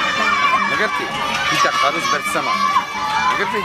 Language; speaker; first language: Indonesian; non-native, learner; Serbian